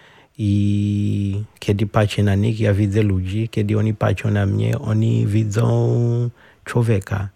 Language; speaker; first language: Polish; non-native, fluent; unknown